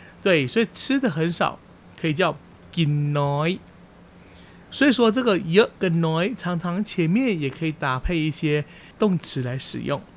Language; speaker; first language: Chinese; early bilingual, heritage; Chinese